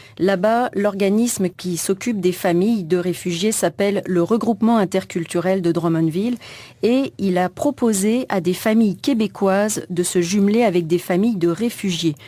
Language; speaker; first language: French; native; French